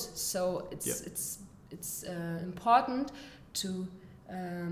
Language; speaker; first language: English; non-native, learner; German